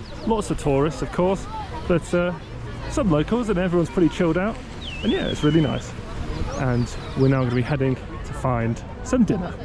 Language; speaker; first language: English; native; English